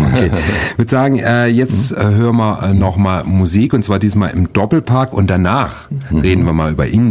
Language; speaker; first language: German; native; German